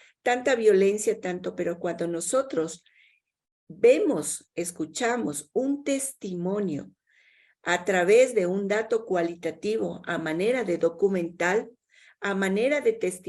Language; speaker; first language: Spanish; native; Spanish